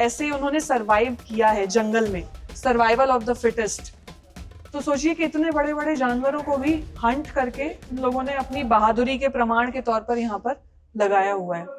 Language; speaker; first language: Hindi; native; Hindi